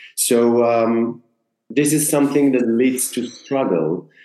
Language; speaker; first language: English; non-native, fluent; Hebrew